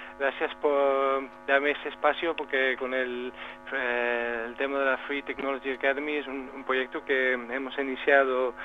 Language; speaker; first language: Spanish; non-native, fluent; Dutch